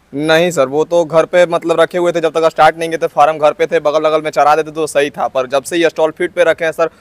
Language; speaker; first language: Hindi; native; Hindi